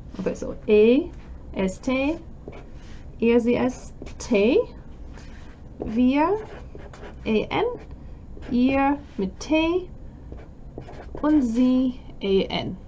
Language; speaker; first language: German; non-native, fluent; English